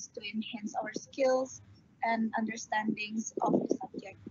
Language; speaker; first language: English; non-native, fluent; Indonesian